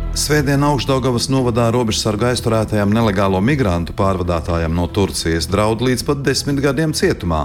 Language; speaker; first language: Latvian; native; Latvian